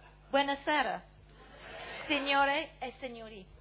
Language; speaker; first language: Italian; non-native, learner; English